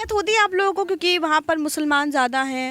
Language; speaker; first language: Hindi; native; Hindi